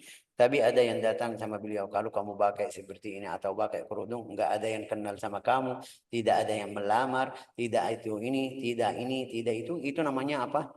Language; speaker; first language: Indonesian; non-native, fluent; Arabic